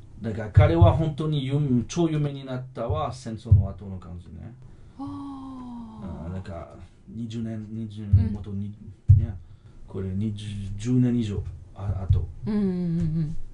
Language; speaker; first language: Japanese; non-native, fluent; French